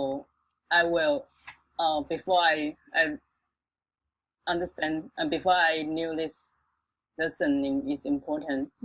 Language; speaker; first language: English; non-native, local second language; Chinese